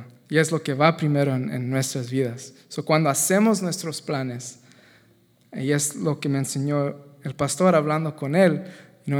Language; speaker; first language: Spanish; native; Spanish